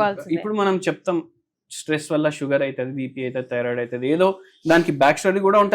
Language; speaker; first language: Telugu; native; Telugu